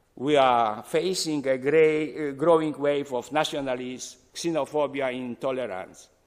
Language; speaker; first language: English; non-native, fluent; Polish